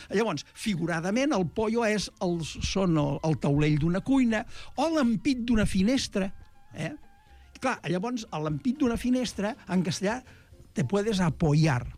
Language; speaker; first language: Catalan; native; Catalan